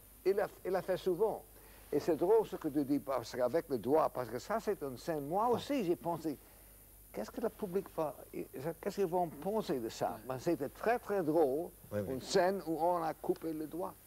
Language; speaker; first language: French; non-native, learner; English